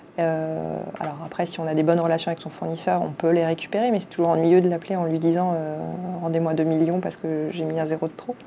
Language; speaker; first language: French; native; French